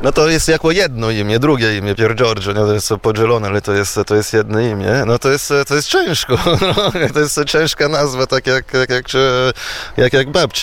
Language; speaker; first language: Polish; non-native, fluent; Italian